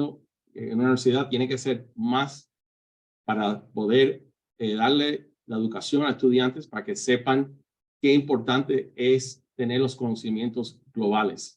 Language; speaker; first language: Spanish; early bilingual, heritage; Spanish